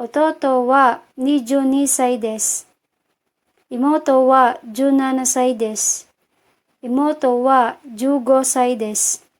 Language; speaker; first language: Japanese; non-native, learner; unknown